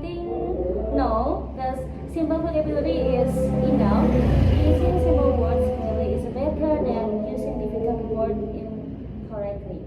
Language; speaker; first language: English; non-native, learner; Indonesian